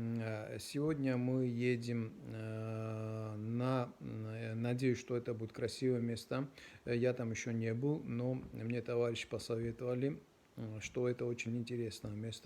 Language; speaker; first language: Russian; non-native, local second language; Georgian